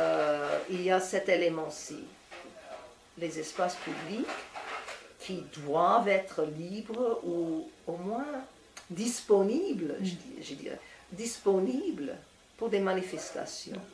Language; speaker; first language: French; non-native, fluent; English